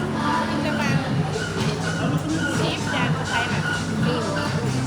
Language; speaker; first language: English; non-native, learner; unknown